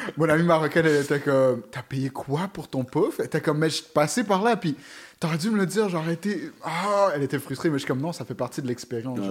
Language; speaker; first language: French; native; French